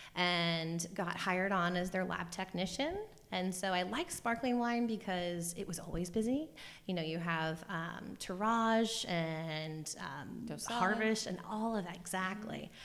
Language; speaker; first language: English; native; English